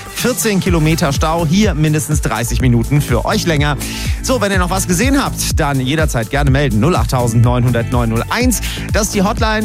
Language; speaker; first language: German; native; German